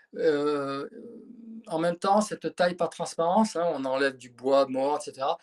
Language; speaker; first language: French; native; French